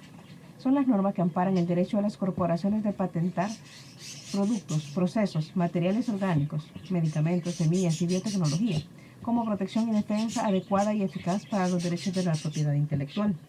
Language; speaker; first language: Spanish; native; Spanish